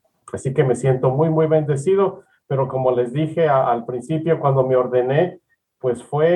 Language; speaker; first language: Spanish; native; Spanish